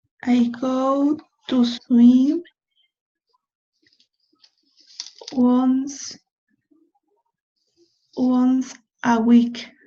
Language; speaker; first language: English; non-native, learner; Spanish